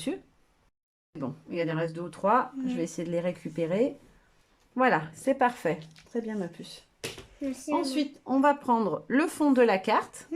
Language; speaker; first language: French; native; French